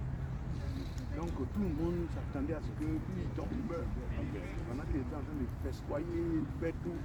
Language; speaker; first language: French; non-native, local second language; Baoulé